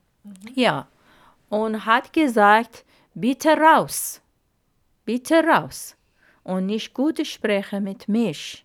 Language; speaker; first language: German; non-native, learner; Arabic